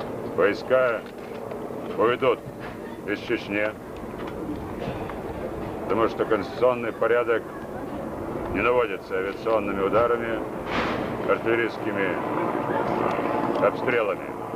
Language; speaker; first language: Russian; native; Russian